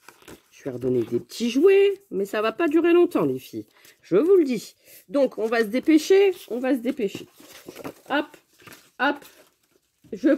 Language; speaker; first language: French; native; French